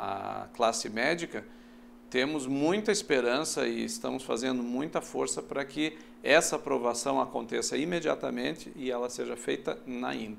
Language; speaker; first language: Portuguese; native; Portuguese